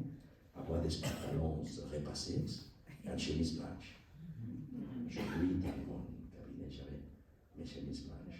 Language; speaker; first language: French; non-native, learner; Spanish